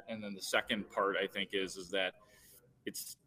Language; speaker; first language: English; native; English